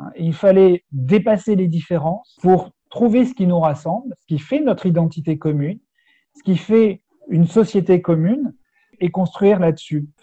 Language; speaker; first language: French; native; French